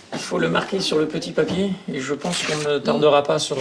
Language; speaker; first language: French; native; French